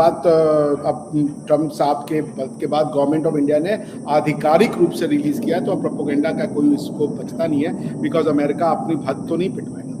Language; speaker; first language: Hindi; native; Hindi